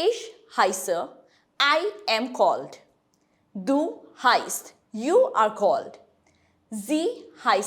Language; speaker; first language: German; non-native, fluent; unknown